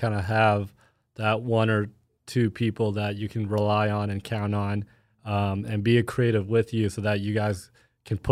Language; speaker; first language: English; native; English